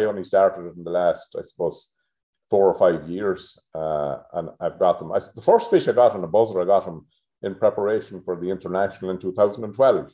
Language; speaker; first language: English; native; English